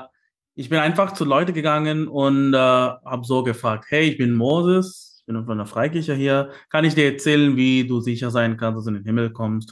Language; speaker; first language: German; non-native, learner; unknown